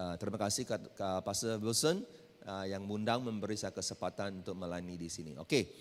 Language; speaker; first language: Malay; non-native, local second language; Chinese